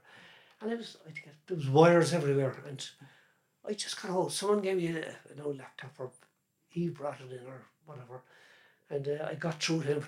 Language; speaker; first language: English; native; English